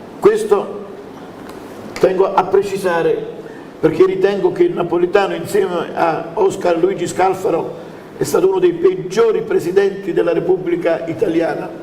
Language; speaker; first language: Italian; native; Italian